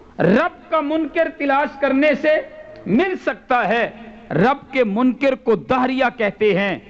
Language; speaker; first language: Urdu; non-native, local second language; Punjabi